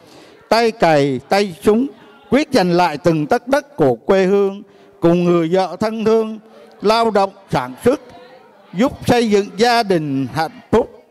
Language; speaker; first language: Vietnamese; native; Vietnamese